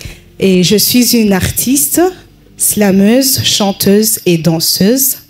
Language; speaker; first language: French; non-native, local second language; Rundi